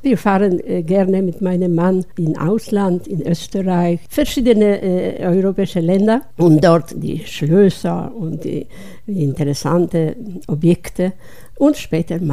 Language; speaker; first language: German; non-native, learner; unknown